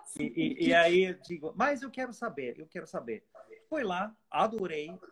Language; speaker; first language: Portuguese; non-native, fluent; Swedish